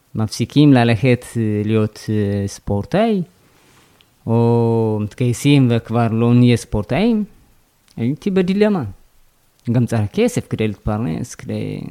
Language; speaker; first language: Hebrew; non-native, fluent; Amharic